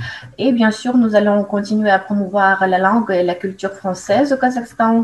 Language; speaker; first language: French; non-native, fluent; Russian